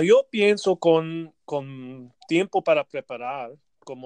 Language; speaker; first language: Spanish; non-native, learner; English